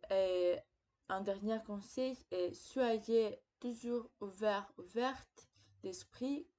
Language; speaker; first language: French; non-native, fluent; Greek